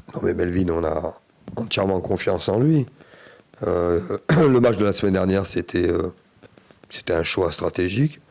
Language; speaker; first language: French; native; French